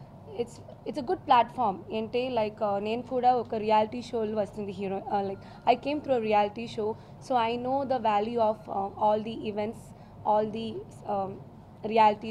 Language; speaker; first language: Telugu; non-native, local second language; Malayalam